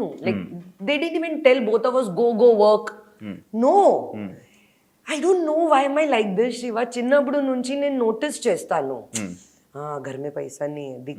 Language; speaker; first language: Telugu; non-native, local second language; Hindi